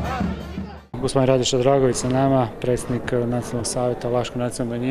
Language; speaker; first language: Serbian; native; Serbian